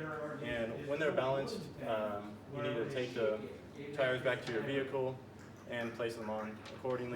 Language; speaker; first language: English; native; English